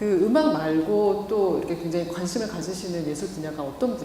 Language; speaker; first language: Korean; native; Korean